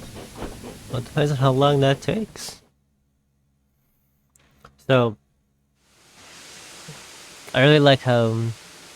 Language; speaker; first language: English; native; English